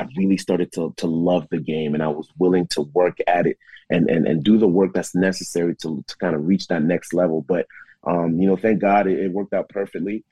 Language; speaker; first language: English; native; English